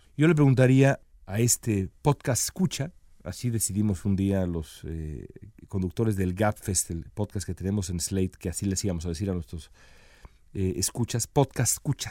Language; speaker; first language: Spanish; native; Spanish